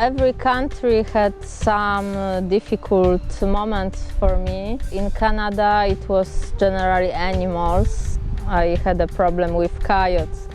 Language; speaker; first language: English; non-native, fluent; Polish